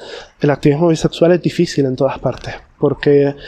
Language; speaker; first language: Spanish; native; Spanish